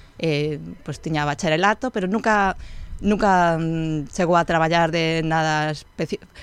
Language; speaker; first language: Galician; non-native, local second language; Spanish